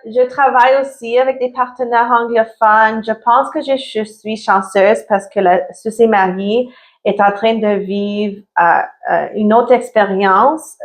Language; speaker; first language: French; early bilingual, other home language; Italian